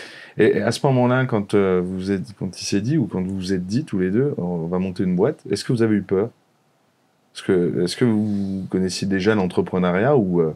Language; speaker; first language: French; native; French